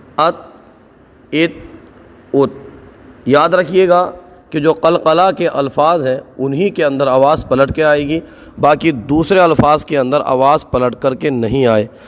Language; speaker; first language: Urdu; native; Urdu